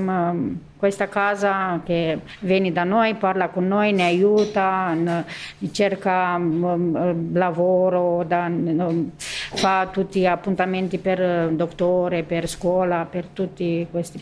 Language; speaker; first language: Italian; non-native, learner; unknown